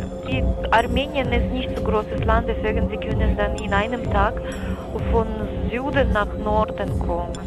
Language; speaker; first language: German; non-native, fluent; Armenian